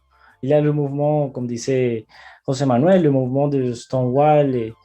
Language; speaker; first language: French; non-native, fluent; Spanish